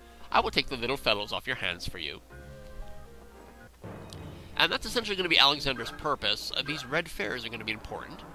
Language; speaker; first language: English; native; English